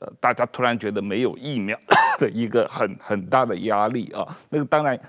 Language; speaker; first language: Chinese; native; Chinese